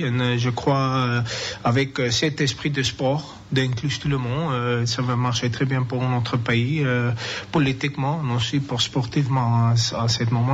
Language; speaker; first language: French; non-native, learner; English